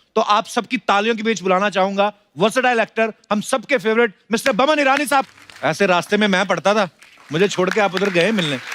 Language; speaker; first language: Hindi; non-native, local second language; Punjabi